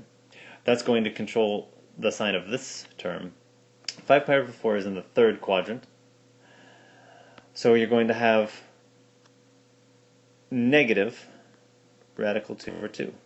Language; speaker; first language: English; native; English